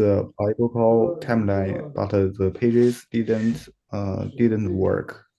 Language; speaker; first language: English; non-native, learner; Chinese